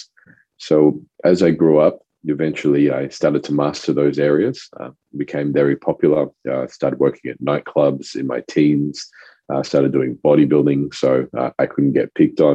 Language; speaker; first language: English; non-native, local second language; French